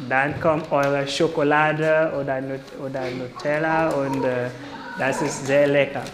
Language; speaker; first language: German; non-native, learner; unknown